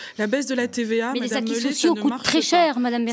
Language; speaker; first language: French; native; French